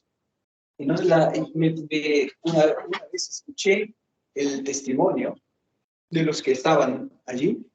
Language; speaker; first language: Spanish; non-native, fluent; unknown